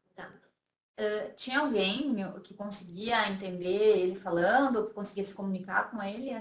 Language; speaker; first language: Portuguese; native; Portuguese